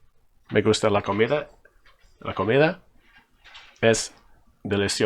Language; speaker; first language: Spanish; non-native, learner; English